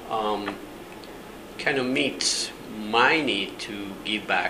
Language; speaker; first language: English; non-native, fluent; Spanish